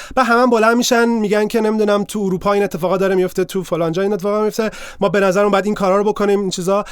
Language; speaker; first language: Persian; native; Persian